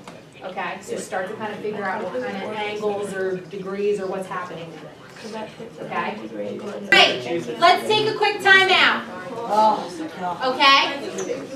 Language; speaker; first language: English; native; English